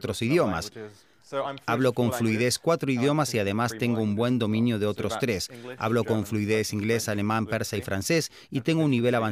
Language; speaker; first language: Spanish; non-native, fluent; English